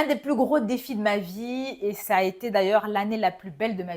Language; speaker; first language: French; non-native, local second language; Bambara